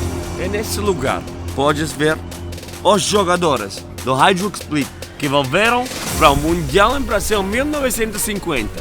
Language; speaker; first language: Portuguese; non-native, fluent; Spanish